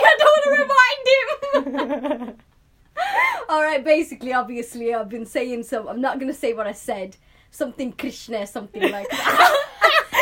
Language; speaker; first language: English; native; English